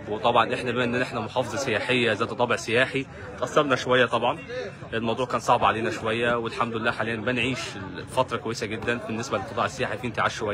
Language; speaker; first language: Arabic; native; Arabic